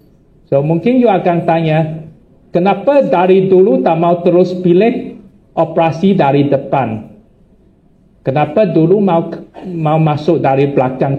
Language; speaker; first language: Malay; non-native, local second language; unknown